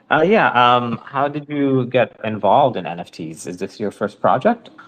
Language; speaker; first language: English; native; English